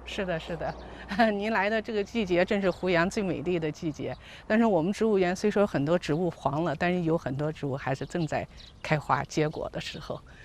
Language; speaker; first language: Chinese; native; Chinese